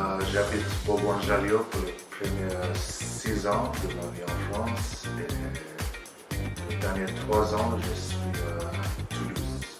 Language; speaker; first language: French; non-native, learner; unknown